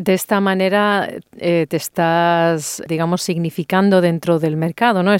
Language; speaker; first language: Spanish; native; Spanish